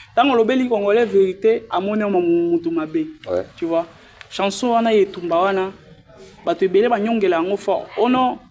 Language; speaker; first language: Lingala; native; Lingala